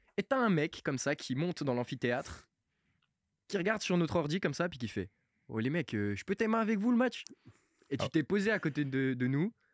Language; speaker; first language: French; early bilingual, other home language; Portuguese